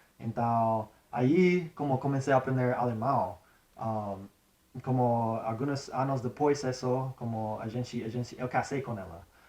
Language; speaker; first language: Portuguese; non-native, learner; English